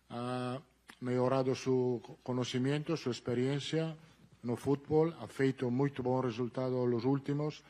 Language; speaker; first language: Portuguese; non-native, learner; Italian